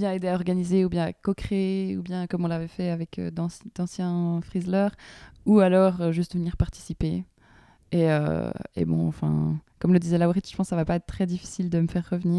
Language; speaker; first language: French; native; French